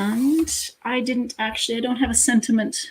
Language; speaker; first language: English; native; English